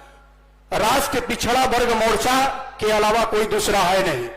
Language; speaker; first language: Hindi; native; Hindi